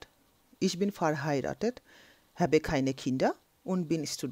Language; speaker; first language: German; non-native, local second language; Bangla